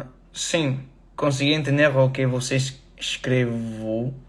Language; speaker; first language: Portuguese; non-native, learner; English